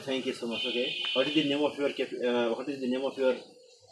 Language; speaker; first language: English; non-native, learner; Bangla